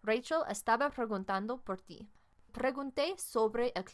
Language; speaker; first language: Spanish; non-native, fluent; English